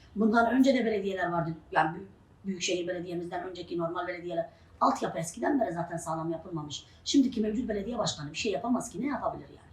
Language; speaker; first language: Turkish; non-native, local second language; Arabic